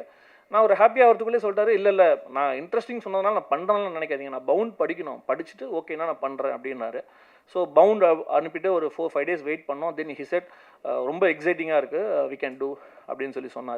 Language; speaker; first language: Tamil; native; Tamil